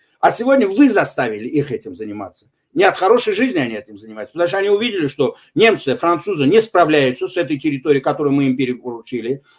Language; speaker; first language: Russian; non-native, local second language; Azerbaijani